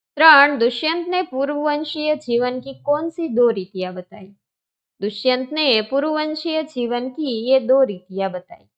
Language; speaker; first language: Hindi; non-native, local second language; Gujarati